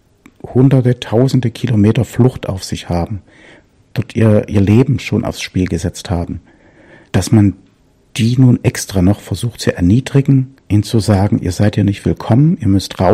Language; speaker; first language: German; native; German